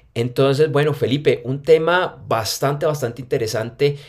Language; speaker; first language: Spanish; native; Spanish